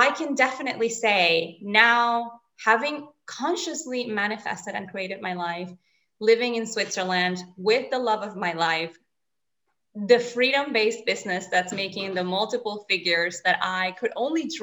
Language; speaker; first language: English; non-native, fluent; Spanish